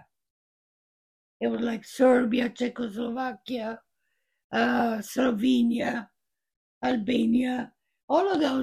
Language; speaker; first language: English; non-native, fluent; Italian